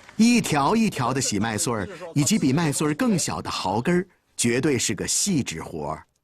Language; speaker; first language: Chinese; native; Chinese